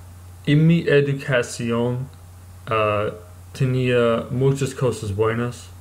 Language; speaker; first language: Spanish; non-native, learner; English